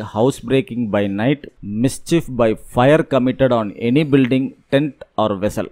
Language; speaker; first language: English; non-native, local second language; Tamil